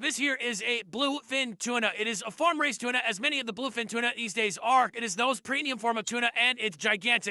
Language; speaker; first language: English; native; English